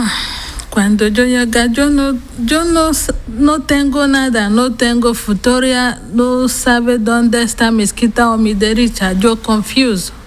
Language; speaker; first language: Spanish; non-native, learner; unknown